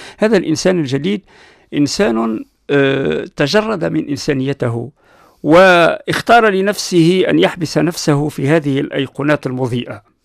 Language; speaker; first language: Arabic; non-native, local second language; Berber languages